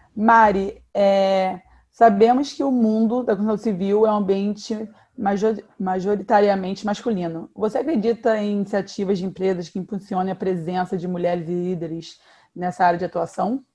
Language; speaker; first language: Portuguese; native; Portuguese